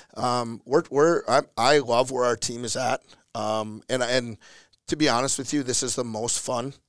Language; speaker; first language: English; native; English